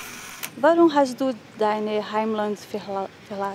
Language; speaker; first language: German; non-native, fluent; Portuguese